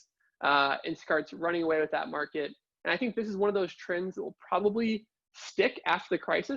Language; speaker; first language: English; native; English